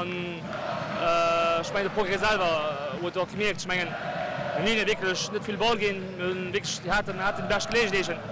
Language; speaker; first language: German; non-native, local second language; Luxembourgish